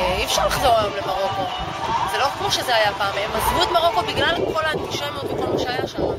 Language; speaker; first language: Hebrew; native; Hebrew